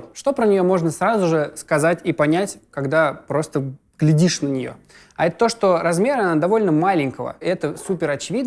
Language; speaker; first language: Russian; native; Russian